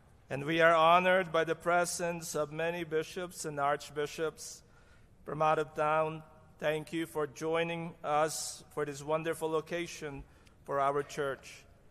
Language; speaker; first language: English; non-native, local second language; Cebuano